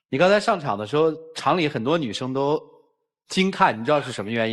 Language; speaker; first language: Chinese; native; Chinese